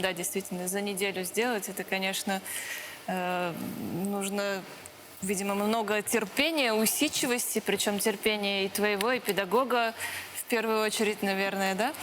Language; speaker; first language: Russian; native; Russian